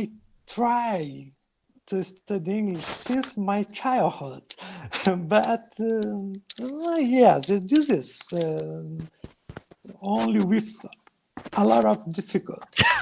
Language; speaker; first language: English; non-native, learner; Portuguese